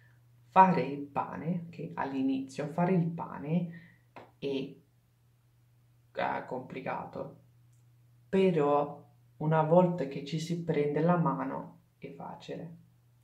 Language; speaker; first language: Italian; non-native, fluent; English